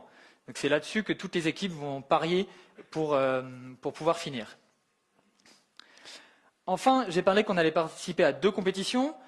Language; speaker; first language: French; native; French